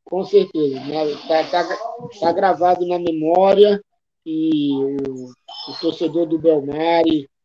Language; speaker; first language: Portuguese; native; Portuguese